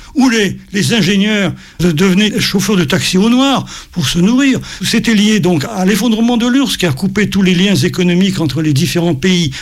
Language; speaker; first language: French; native; French